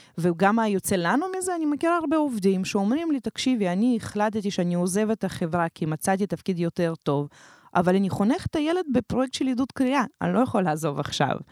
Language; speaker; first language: Hebrew; non-native, fluent; Russian